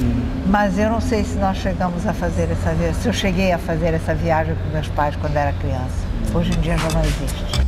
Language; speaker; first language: Portuguese; early bilingual, other home language; Italian